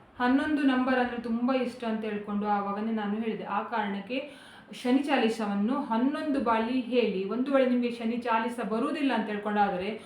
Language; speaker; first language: Kannada; non-native, local second language; Konkani